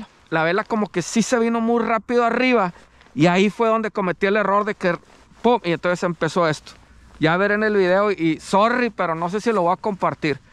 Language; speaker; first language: Spanish; native; Spanish